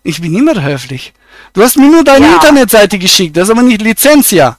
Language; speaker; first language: German; native; German